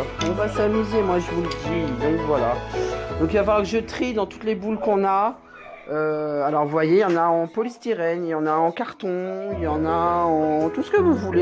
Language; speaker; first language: French; native; French